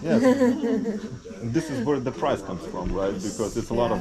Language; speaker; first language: English; non-native, fluent; German